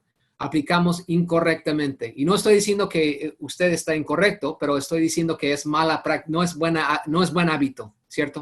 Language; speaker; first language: Spanish; non-native, fluent; English